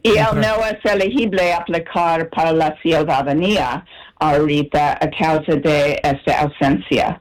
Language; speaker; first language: Spanish; non-native, learner; English